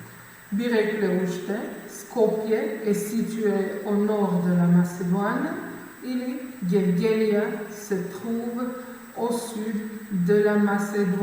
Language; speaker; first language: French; non-native, fluent; Macedonian